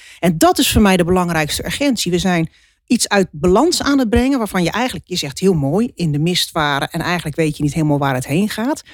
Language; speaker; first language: Dutch; native; Dutch